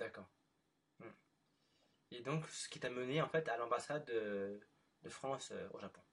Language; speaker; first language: French; non-native, fluent; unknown